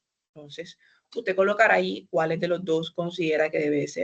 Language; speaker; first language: Spanish; native; Spanish